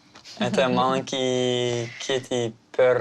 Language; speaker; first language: Russian; non-native, learner; English